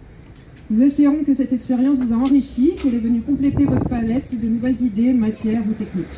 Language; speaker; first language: French; native; French